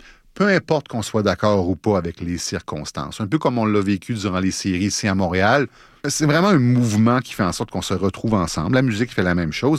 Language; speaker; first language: French; native; French